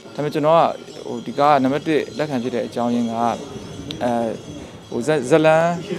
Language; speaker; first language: Burmese; non-native, local second language; Shan